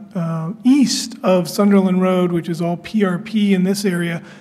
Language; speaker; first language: English; native; English